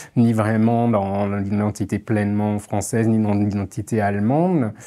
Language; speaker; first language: French; native; French